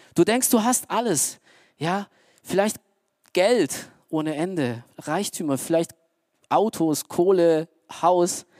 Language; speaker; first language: German; early bilingual, other home language; Romanian